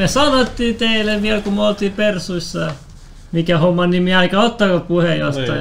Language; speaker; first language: Finnish; native; Finnish